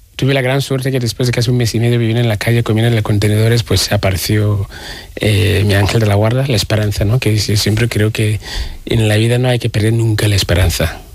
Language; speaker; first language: Spanish; non-native, fluent; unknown